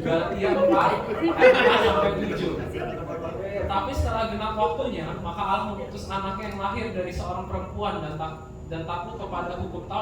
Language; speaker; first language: Indonesian; native; Indonesian